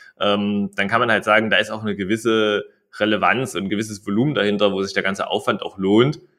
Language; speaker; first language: German; native; German